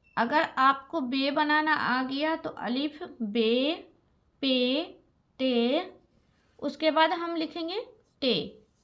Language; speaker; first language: Hindi; native; Hindi